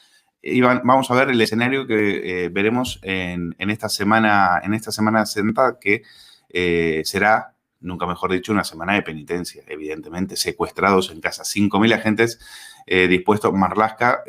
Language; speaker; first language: Spanish; native; Spanish